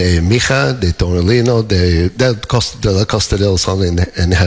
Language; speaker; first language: Spanish; non-native, learner; English